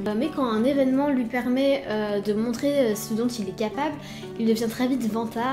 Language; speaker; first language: French; native; French